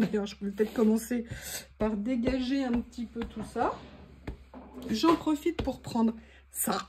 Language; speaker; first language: French; native; French